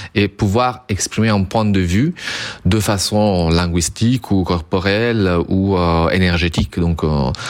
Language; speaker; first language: French; non-native, fluent; Italian